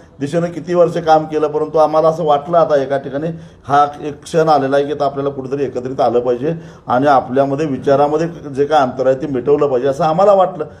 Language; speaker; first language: Marathi; native; Marathi